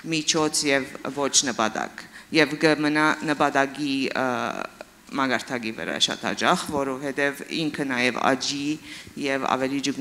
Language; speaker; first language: Armenian; early bilingual, heritage; Armenian